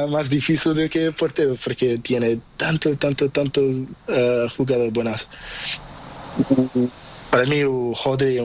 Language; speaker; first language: Spanish; non-native, learner; Portuguese